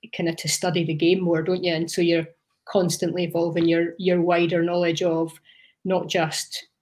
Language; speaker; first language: English; native; English